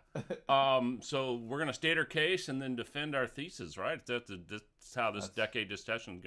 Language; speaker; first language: English; native; English